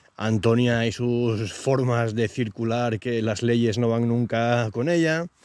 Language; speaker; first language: Spanish; native; Spanish